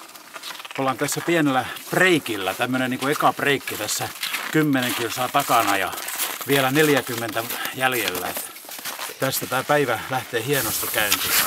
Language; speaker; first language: Finnish; native; Finnish